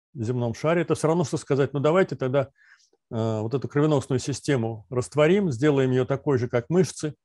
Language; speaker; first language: Russian; native; Russian